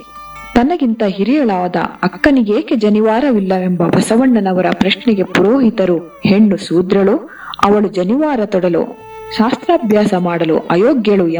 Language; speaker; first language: Kannada; native; Kannada